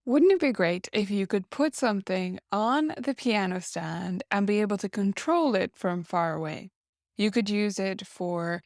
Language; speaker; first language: English; native; English